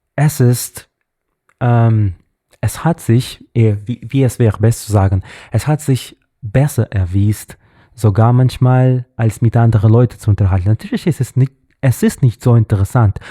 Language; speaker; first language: German; non-native, learner; Russian